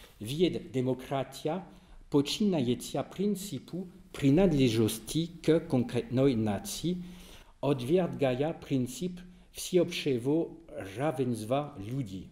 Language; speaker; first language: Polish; non-native, learner; French